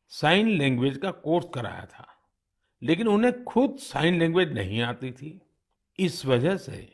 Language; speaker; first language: Hindi; non-native, local second language; Gujarati